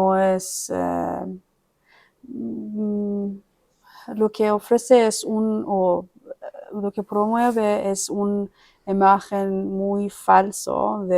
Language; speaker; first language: Spanish; non-native, fluent; Persian